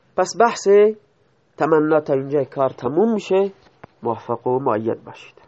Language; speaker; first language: Persian; non-native, local second language; Baluchi